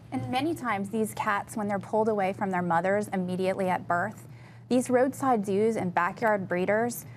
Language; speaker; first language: English; native; English